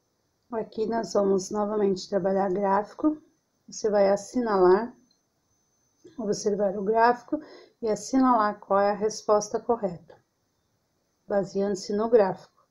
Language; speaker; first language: Portuguese; native; Portuguese